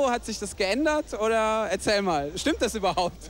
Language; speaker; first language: German; native; German